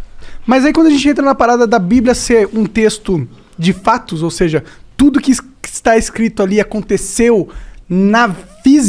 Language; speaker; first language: Portuguese; native; Portuguese